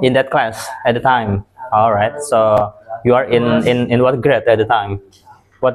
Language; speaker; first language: English; non-native, fluent; Indonesian